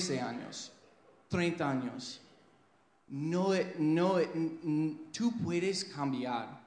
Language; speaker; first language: Spanish; non-native, fluent; English